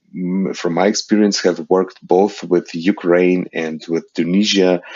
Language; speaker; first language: English; non-native, fluent; Ukrainian